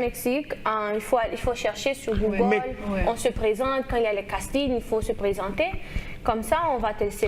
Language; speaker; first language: French; non-native, local second language; Haitian Creole